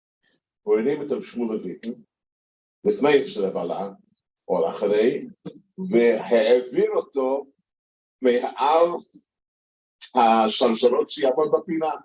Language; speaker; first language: Hebrew; non-native, fluent; English